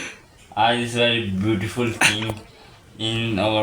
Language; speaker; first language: English; non-native, learner; Urdu